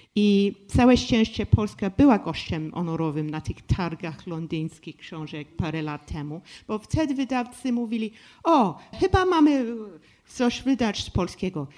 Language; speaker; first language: Polish; non-native, fluent; English